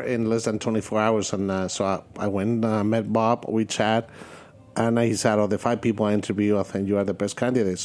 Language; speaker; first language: English; non-native, fluent; Spanish